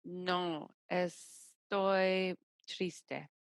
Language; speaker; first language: Spanish; non-native, learner; English